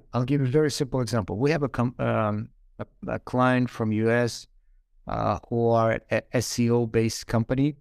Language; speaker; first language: English; non-native, fluent; Ukrainian